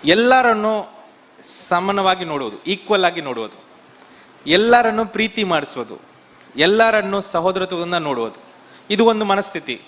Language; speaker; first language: Kannada; non-native, local second language; Tamil